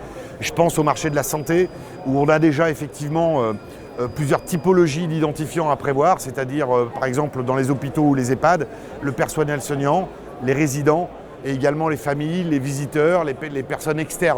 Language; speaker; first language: French; native; French